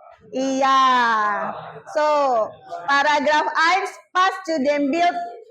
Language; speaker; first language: German; non-native, fluent; Indonesian